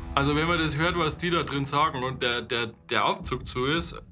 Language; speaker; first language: German; native; German